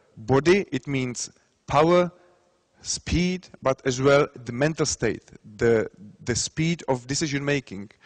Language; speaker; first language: English; non-native, fluent; Czech